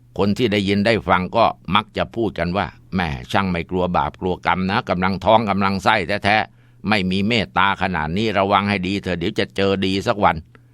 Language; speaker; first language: Thai; native; Thai